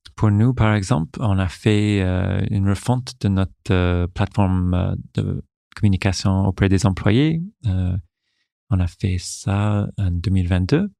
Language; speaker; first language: French; non-native, local second language; English